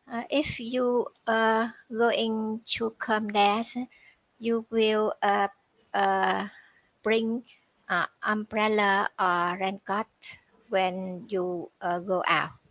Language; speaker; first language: English; non-native, learner; Vietnamese